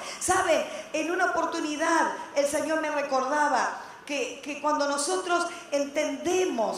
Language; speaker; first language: Spanish; native; Spanish